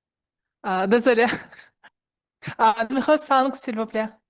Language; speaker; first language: French; non-native, learner; Russian